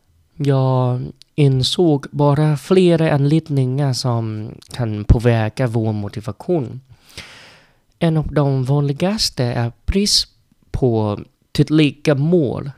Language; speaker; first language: Swedish; non-native, learner; Vietnamese